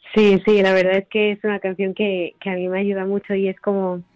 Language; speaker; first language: Spanish; native; Spanish